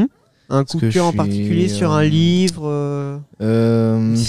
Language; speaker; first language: French; native; French